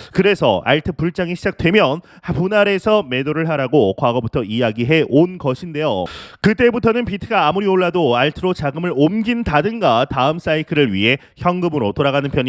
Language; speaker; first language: Korean; native; Korean